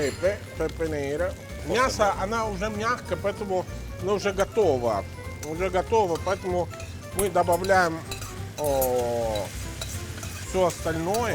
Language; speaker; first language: Russian; non-native, fluent; Italian